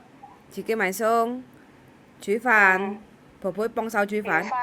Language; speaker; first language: Cantonese; non-native, learner; Javanese